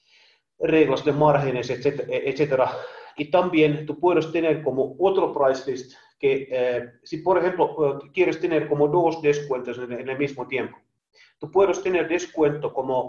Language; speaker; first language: Spanish; non-native, learner; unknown